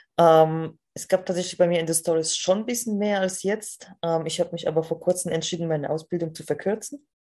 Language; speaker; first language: German; non-native, fluent; Polish